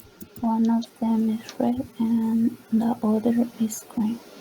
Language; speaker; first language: English; non-native, learner; Spanish